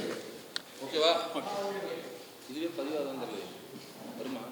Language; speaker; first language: Tamil; native; Tamil